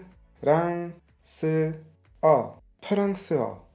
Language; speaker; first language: Korean; non-native, fluent; French